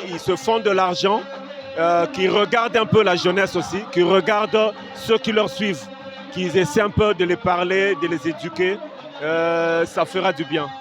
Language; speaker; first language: French; non-native, local second language; Lingala